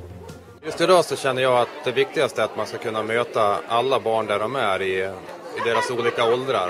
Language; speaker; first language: Swedish; native; Swedish